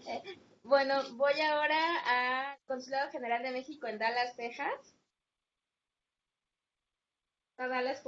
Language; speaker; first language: Spanish; native; Spanish